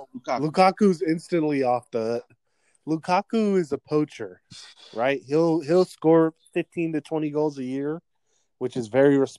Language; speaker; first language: English; native; English